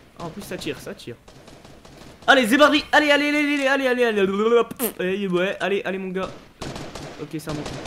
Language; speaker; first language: French; native; French